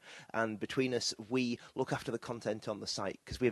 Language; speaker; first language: English; native; English